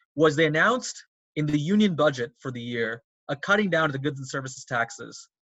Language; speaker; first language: English; non-native, local second language; Tamil